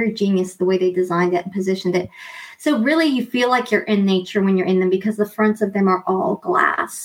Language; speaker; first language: English; native; English